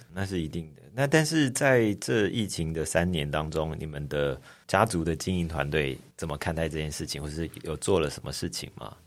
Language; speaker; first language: Chinese; native; Chinese